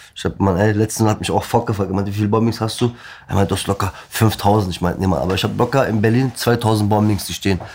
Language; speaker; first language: German; early bilingual, other home language; Turkish